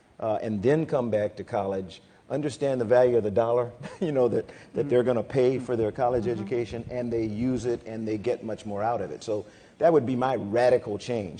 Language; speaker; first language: English; native; English